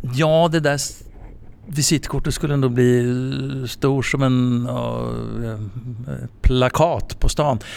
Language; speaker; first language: Swedish; native; Swedish